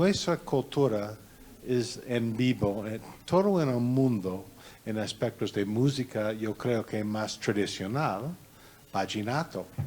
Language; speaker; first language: Spanish; non-native, learner; English